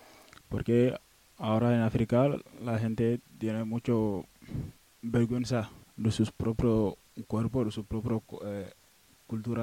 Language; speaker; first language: Spanish; non-native, learner; Wolof